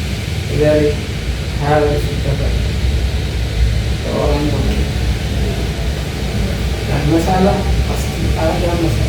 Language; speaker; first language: Indonesian; non-native, learner; Arabic